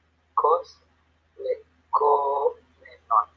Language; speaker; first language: Greek; non-native, learner; Spanish